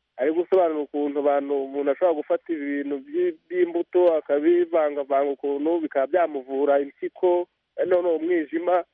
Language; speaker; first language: Kinyarwanda; native; Kinyarwanda